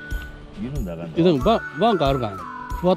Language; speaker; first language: Japanese; native; Japanese